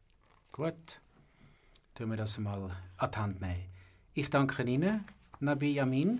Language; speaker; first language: German; native; German